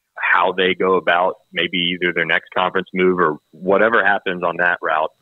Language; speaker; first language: English; native; English